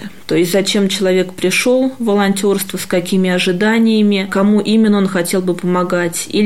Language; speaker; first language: Russian; native; Russian